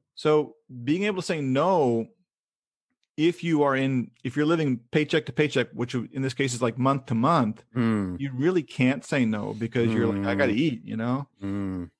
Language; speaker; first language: English; native; English